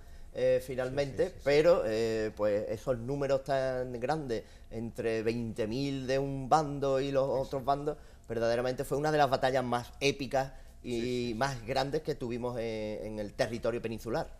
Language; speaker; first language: Spanish; native; Spanish